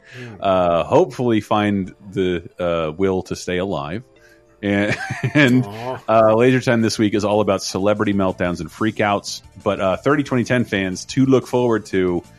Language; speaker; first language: English; native; English